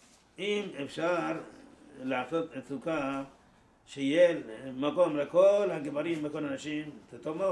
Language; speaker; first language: Hebrew; non-native, fluent; Persian